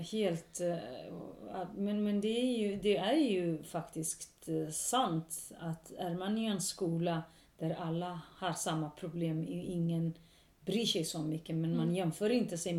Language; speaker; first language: Swedish; non-native, local second language; Kurdish